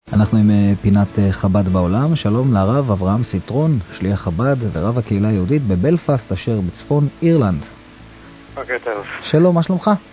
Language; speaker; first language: Hebrew; native; Hebrew